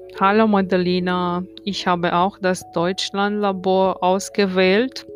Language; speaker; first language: German; non-native, fluent; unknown